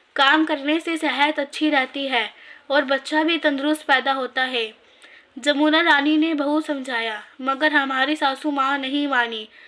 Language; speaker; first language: Hindi; native; Hindi